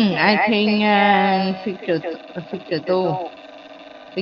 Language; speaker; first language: English; non-native, learner; Vietnamese